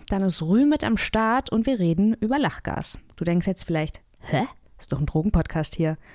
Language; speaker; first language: German; native; German